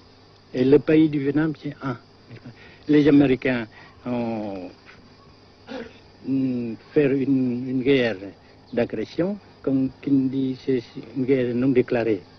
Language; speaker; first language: French; non-native, fluent; Vietnamese